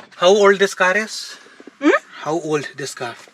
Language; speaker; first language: English; non-native, local second language; Hindi